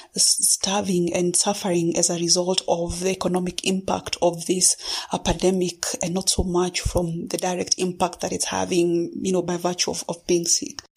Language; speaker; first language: English; non-native, local second language; Kikuyu